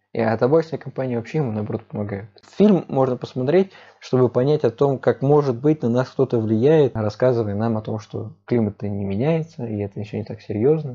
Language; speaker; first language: Russian; native; Russian